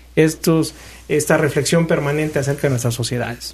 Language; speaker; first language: Spanish; native; Spanish